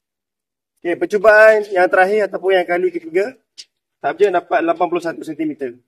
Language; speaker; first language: Malay; native; Malay